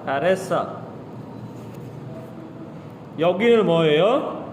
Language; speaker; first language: Korean; non-native, fluent; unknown